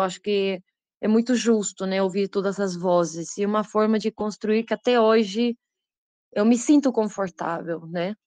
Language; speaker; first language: Portuguese; non-native, fluent; Spanish